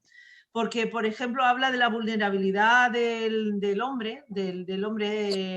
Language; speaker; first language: Spanish; native; Spanish